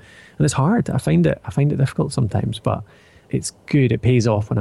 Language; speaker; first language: English; native; English